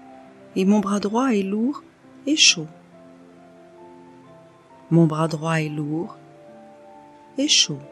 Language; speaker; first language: French; native; French